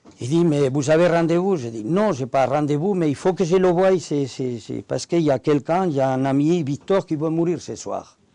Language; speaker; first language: French; non-native, fluent; Spanish